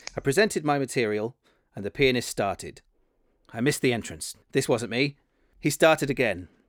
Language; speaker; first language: English; native; English